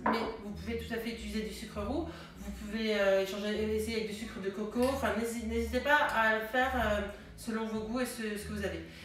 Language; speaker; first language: French; early bilingual, heritage; French